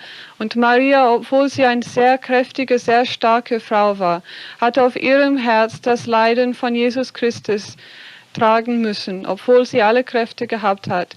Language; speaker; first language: German; non-native, fluent; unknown